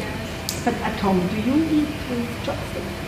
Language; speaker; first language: English; non-native, fluent; French